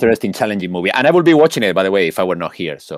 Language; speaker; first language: English; non-native, fluent; Spanish